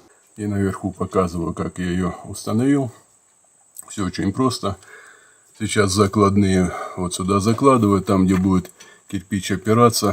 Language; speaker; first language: Russian; native; Russian